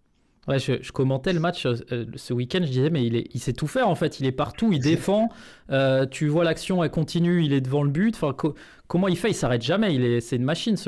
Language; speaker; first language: French; native; French